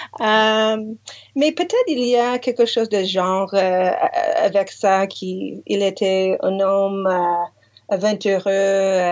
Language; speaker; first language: French; non-native, fluent; English